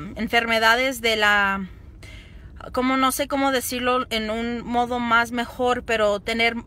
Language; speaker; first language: Spanish; early bilingual, other home language; English